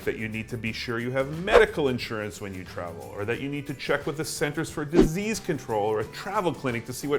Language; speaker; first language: English; native; English